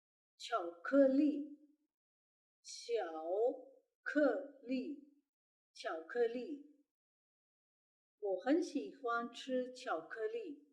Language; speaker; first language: Chinese; non-native, fluent; Urdu